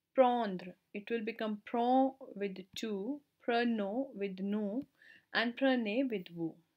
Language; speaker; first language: English; non-native, local second language; Hindi